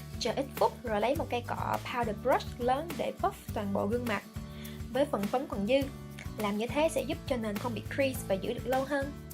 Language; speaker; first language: Vietnamese; early bilingual, heritage; Vietnamese